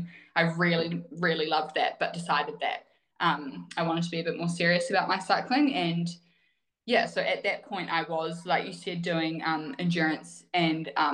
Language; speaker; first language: English; native; English